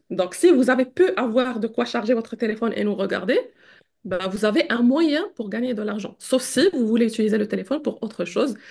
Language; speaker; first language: French; non-native, local second language; Arabic